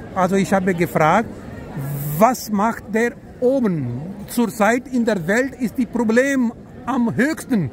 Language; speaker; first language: German; non-native, learner; Urdu